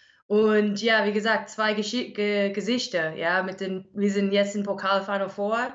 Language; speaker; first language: German; non-native, learner; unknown